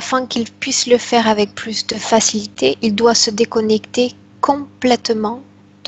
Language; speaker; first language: French; native; French